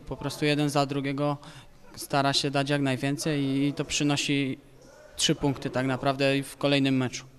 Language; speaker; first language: Polish; native; Polish